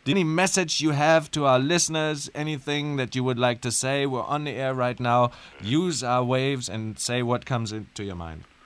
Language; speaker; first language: English; non-native, fluent; German